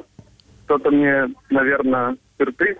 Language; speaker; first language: Russian; non-native, fluent; Romanian